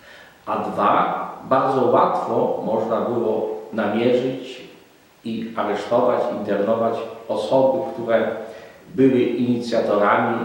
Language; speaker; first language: Polish; native; Polish